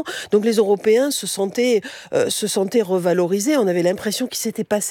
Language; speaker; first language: French; native; French